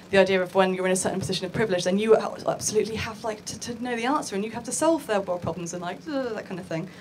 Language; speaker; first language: English; native; English